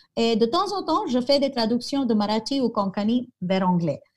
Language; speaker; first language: French; non-native, fluent; Konkani